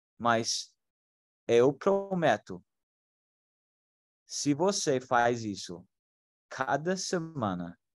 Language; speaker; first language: Portuguese; non-native, fluent; English